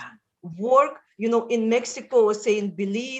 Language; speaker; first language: English; non-native, fluent; Russian